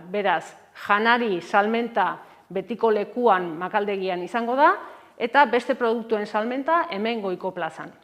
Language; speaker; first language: Basque; native; Basque